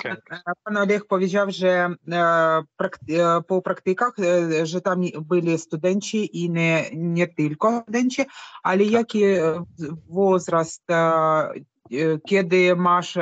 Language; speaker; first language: Polish; non-native, learner; Ukrainian